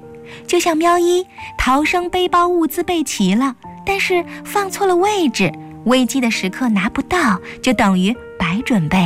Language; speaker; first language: Chinese; native; Chinese